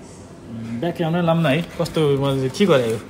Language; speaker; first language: Nepali; native; Nepali